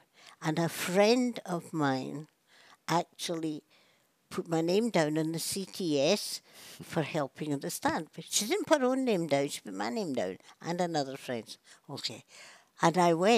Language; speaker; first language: English; native; English